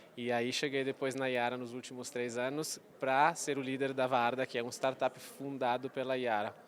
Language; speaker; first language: Portuguese; non-native, fluent; Italian